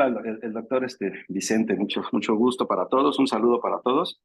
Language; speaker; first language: Spanish; native; Spanish